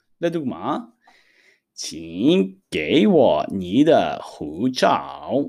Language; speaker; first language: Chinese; non-native, fluent; Hebrew